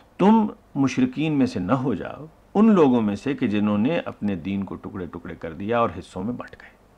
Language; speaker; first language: Urdu; native; Urdu